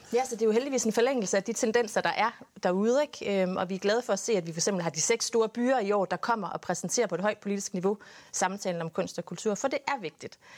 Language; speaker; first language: Danish; native; Danish